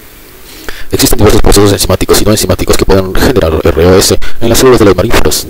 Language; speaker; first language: Spanish; native; Spanish